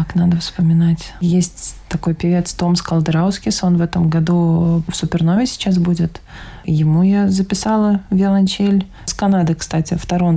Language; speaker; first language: Russian; native; Russian